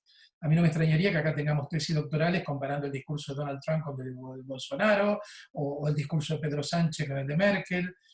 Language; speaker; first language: Spanish; native; Spanish